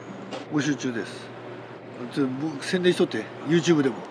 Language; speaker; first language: Japanese; native; Japanese